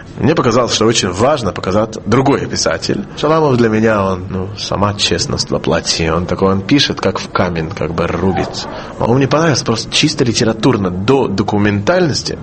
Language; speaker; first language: Russian; non-native, fluent; Hebrew